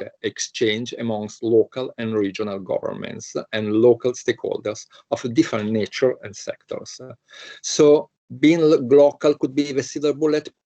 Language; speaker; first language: English; non-native, fluent; Italian